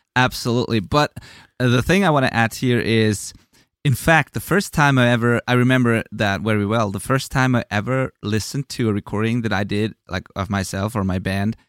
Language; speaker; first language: English; non-native, fluent; German